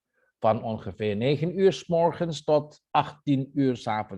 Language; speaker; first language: Dutch; non-native, fluent; Indonesian